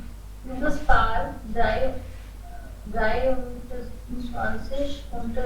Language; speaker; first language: German; non-native, learner; Hindi